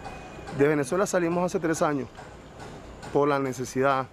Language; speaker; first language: Spanish; native; Spanish